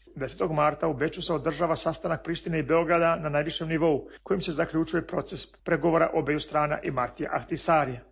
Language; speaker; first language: Serbian; non-native, local second language; Albanian